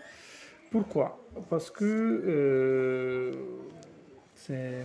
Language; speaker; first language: French; non-native, fluent; Italian